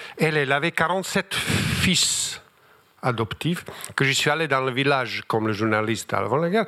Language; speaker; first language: French; non-native, fluent; Bosnian